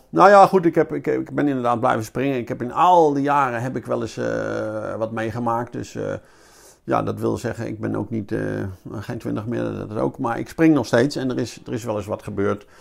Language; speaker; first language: Dutch; native; Dutch